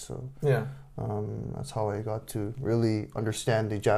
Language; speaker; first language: English; non-native, fluent; Japanese